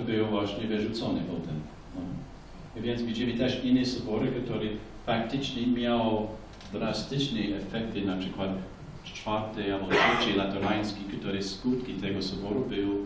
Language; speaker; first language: Polish; non-native, fluent; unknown